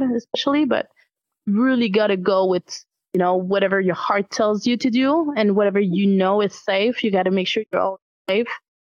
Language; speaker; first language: English; non-native, fluent; French